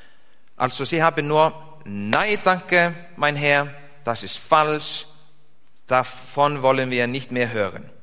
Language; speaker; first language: German; non-native, fluent; Icelandic